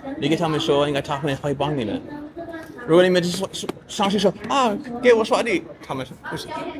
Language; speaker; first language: Chinese; non-native, learner; English